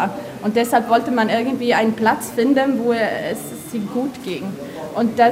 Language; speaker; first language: German; non-native, fluent; Swedish